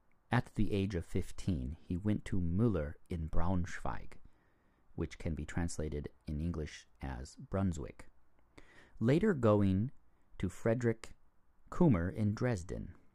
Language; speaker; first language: English; native; English